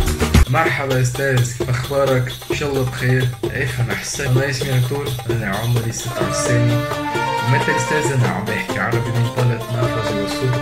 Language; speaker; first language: Arabic; non-native, learner; Portuguese